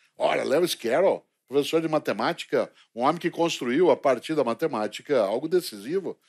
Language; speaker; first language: Portuguese; native; Portuguese